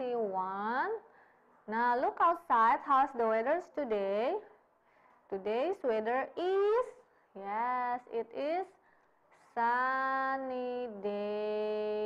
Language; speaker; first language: English; non-native, fluent; Indonesian